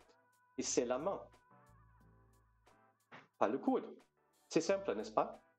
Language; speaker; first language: French; non-native, fluent; German